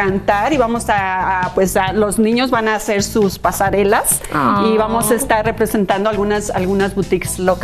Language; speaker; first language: Spanish; native; Spanish